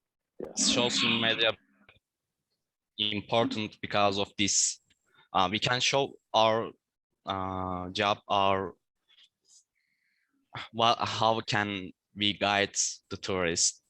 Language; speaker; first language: English; non-native, learner; Turkish